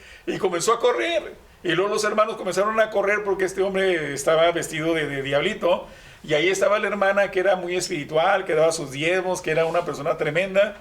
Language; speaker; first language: Spanish; native; Spanish